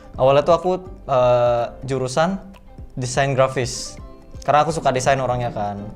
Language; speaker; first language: Indonesian; native; Indonesian